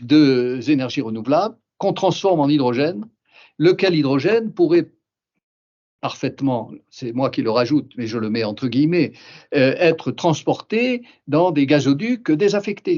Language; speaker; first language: French; native; French